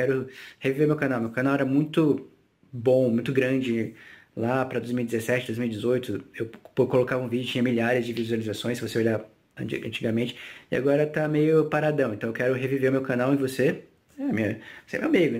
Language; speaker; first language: Portuguese; native; Portuguese